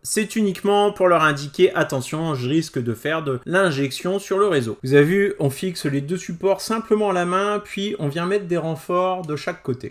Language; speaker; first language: French; native; French